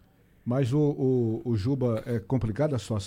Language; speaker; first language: Portuguese; native; Portuguese